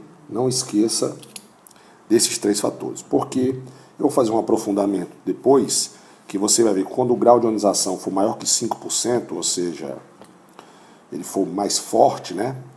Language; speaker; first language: Portuguese; native; Portuguese